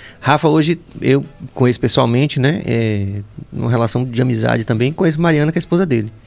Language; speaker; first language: Portuguese; native; Portuguese